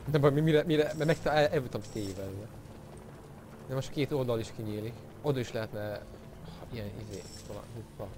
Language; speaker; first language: Hungarian; native; Hungarian